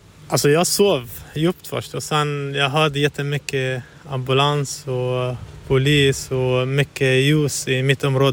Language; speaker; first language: Swedish; non-native, fluent; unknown